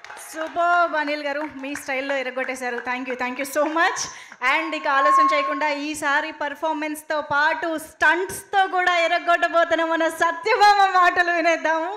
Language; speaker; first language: Telugu; native; Telugu